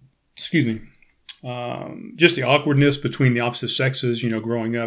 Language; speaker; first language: English; native; English